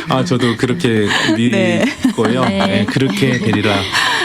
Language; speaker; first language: Korean; native; Korean